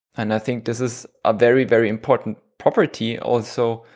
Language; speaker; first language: English; non-native, fluent; German